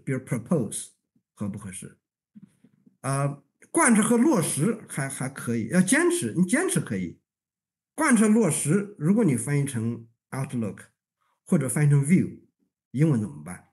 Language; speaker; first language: Chinese; native; Chinese